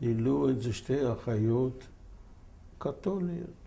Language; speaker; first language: Hebrew; non-native, fluent; German